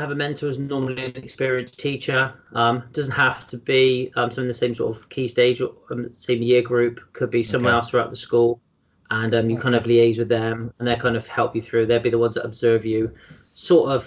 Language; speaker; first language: English; native; English